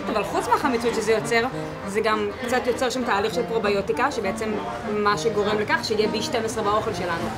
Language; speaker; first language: Hebrew; native; Hebrew